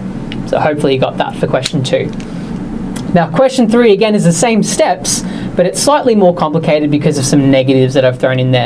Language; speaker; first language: English; native; English